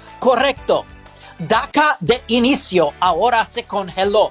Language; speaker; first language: Spanish; non-native, learner; English